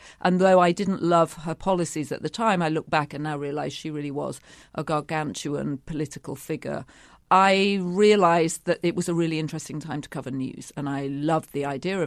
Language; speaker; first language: English; native; English